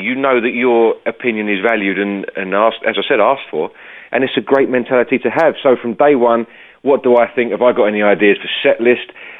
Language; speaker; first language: English; native; English